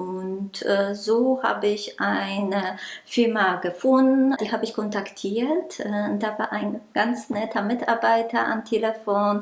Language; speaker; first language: German; non-native, local second language; Polish